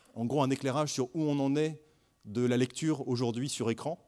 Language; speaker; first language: French; native; French